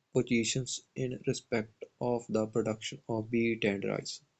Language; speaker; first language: English; non-native, local second language; Punjabi